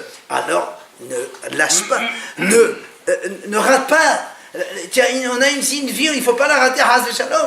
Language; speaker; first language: French; native; French